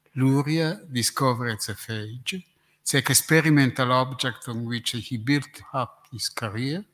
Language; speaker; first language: English; non-native, learner; Italian